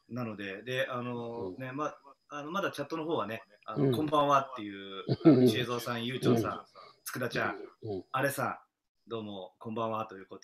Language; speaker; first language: Japanese; native; Japanese